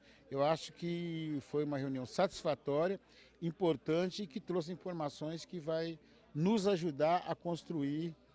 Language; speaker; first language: Portuguese; native; Portuguese